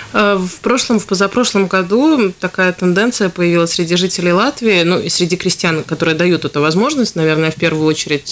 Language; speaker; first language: Russian; native; Russian